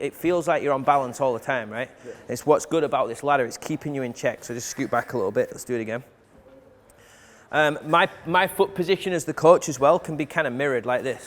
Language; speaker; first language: English; native; English